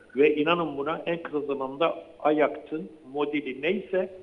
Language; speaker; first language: Turkish; native; Turkish